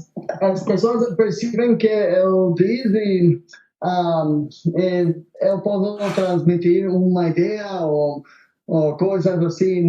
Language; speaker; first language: Portuguese; non-native, learner; Spanish